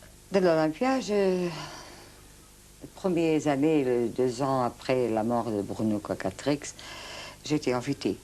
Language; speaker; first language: French; non-native, fluent; Portuguese